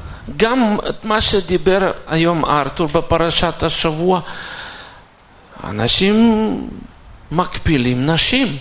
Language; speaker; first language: Hebrew; non-native, fluent; Russian